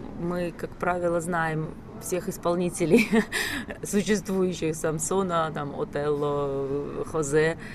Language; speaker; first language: Russian; native; Russian